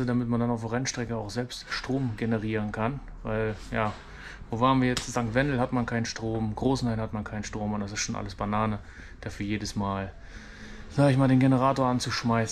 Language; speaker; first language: German; native; German